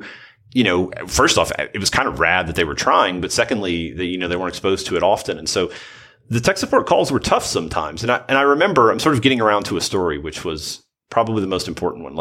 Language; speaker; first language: English; native; English